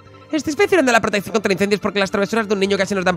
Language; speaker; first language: Spanish; native; Spanish